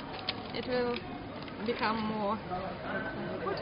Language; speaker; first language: English; non-native, learner; Russian